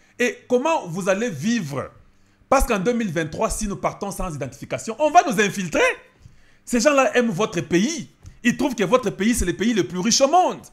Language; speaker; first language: French; non-native, local second language; Lingala